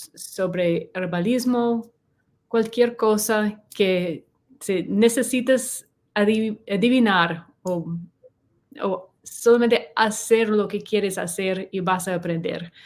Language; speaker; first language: Spanish; non-native, learner; English